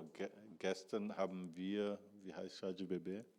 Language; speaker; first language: German; non-native, fluent; Portuguese